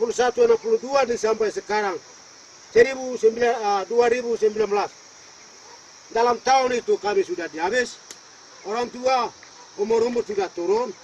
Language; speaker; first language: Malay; non-native, local second language; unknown